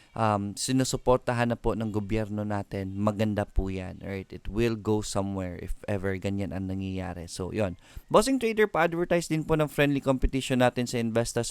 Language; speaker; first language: Filipino; native; Filipino